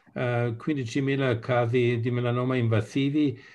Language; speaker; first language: Italian; non-native, fluent; German